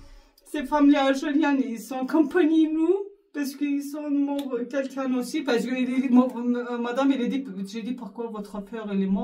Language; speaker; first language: French; non-native, learner; Arabic